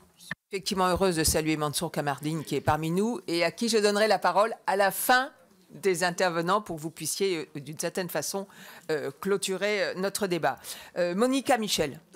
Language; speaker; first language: French; native; French